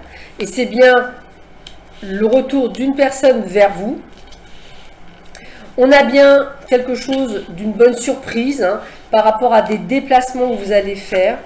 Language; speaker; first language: French; native; French